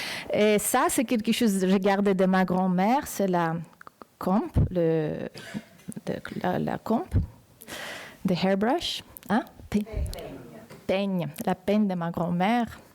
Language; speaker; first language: French; non-native, fluent; Uzbek